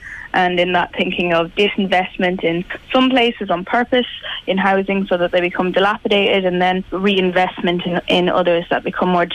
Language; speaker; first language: English; native; English